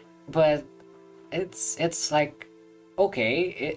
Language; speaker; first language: English; non-native, fluent; Indonesian